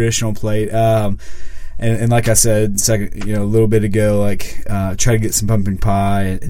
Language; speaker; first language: English; native; English